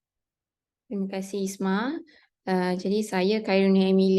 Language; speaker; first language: Malay; native; Malay